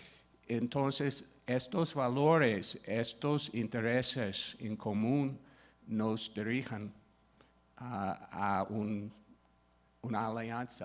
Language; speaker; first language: Spanish; non-native, fluent; English